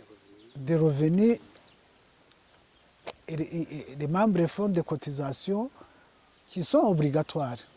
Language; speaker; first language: French; non-native, local second language; Kinyarwanda